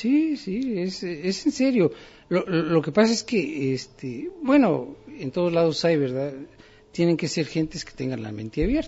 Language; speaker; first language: Spanish; native; Spanish